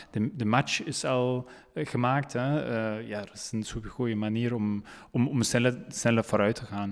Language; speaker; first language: Dutch; non-native, local second language; French